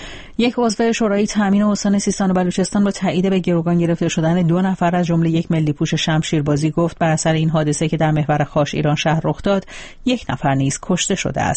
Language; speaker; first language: Persian; native; Persian